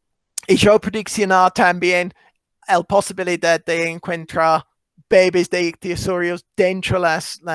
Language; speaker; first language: Spanish; non-native, fluent; English